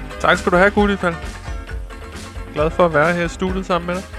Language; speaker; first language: Danish; native; Danish